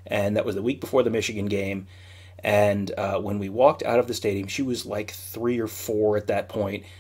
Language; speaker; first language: English; native; English